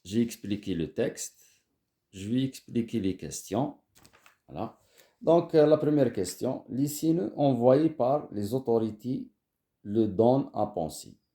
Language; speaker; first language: French; non-native, local second language; Arabic